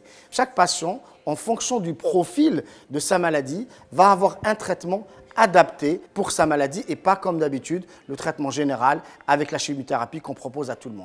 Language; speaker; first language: French; non-native, local second language; Arabic